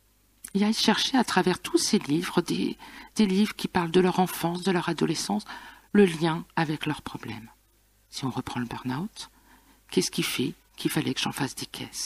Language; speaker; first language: French; native; French